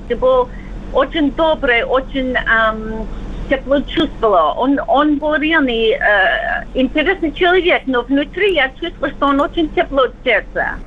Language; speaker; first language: Russian; non-native, learner; English